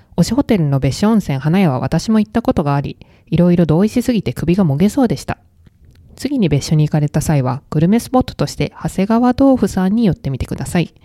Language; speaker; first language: Japanese; native; Japanese